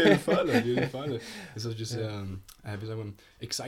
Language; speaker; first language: German; non-native, fluent; Italian